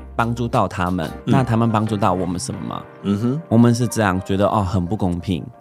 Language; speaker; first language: Chinese; non-native, fluent; English